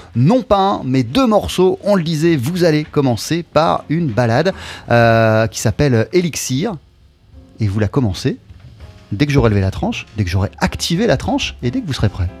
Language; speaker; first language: French; native; French